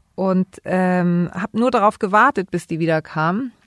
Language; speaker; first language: German; early bilingual, other home language; Greek